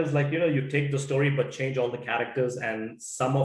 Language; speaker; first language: English; non-native, local second language; Punjabi